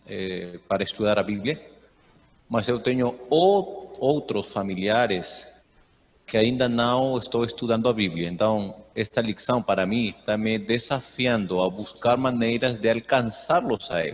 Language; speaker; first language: Portuguese; non-native, fluent; Spanish